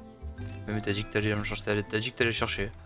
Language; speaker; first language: French; native; French